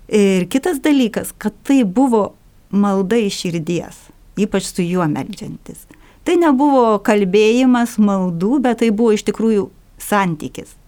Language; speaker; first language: Lithuanian; native; Lithuanian